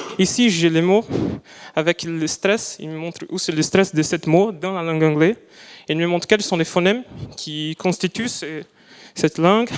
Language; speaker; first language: French; non-native, fluent; Portuguese